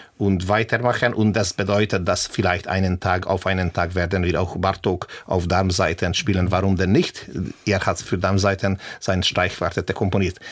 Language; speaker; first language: German; non-native, fluent; Hungarian